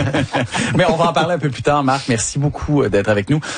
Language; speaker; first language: French; native; French